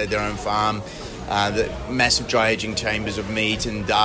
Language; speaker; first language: English; native; English